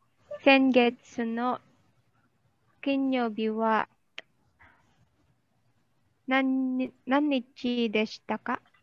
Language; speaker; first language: Japanese; non-native, learner; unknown